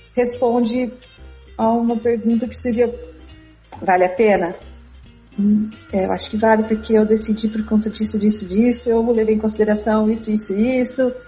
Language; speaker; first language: Portuguese; native; Portuguese